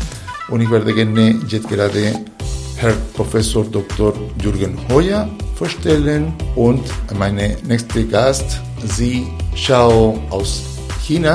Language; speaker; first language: German; non-native, fluent; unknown